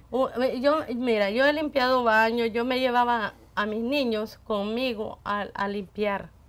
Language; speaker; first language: Spanish; native; Spanish